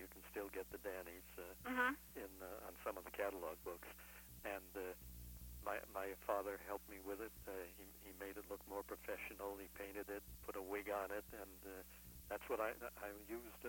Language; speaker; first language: English; native; English